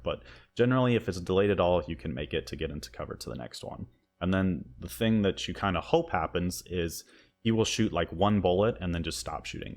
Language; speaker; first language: English; native; English